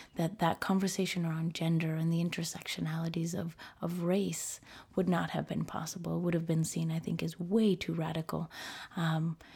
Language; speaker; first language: English; early bilingual, other home language; Spanish